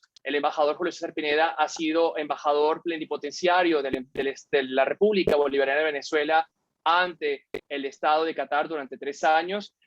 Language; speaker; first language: Spanish; native; Spanish